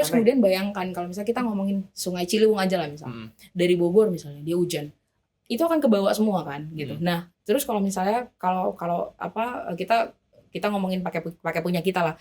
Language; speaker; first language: Indonesian; native; Indonesian